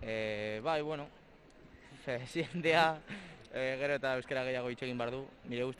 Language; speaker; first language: Basque; non-native, local second language; Spanish